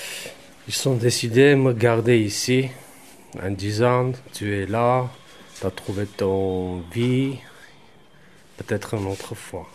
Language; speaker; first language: French; non-native, fluent; Armenian